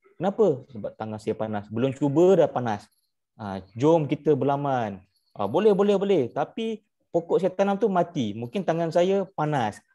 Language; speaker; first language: Malay; native; Malay